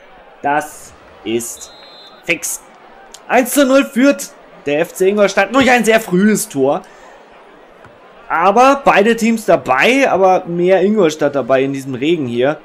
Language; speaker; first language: German; native; German